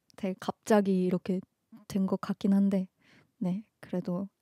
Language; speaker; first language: Korean; native; Korean